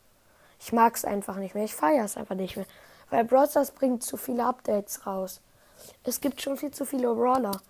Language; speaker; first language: German; native; German